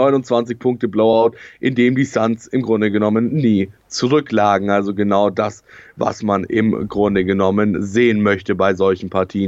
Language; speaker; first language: German; native; German